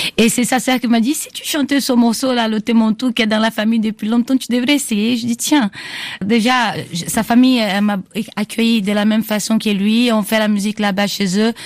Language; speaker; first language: French; non-native, fluent; Portuguese